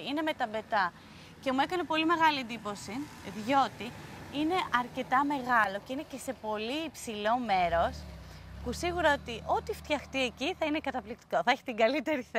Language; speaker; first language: Greek; native; Greek